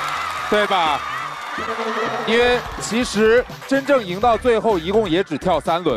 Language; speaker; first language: Chinese; native; Chinese